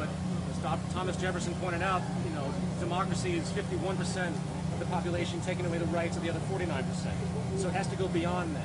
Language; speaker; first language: English; native; English